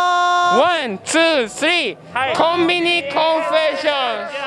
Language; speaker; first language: Japanese; early bilingual, heritage; English